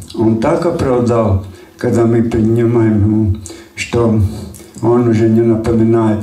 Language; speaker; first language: Russian; non-native, local second language; Latvian